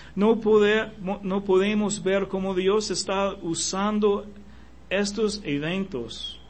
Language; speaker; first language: Spanish; non-native, fluent; English